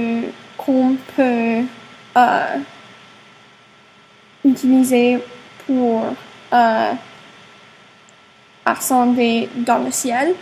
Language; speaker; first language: French; non-native, learner; English